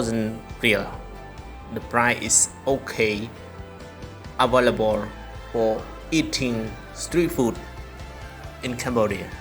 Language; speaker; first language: English; non-native, learner; Khmer